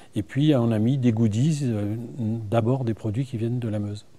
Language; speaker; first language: French; native; French